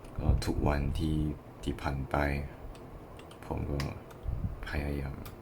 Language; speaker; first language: Thai; non-native, learner; English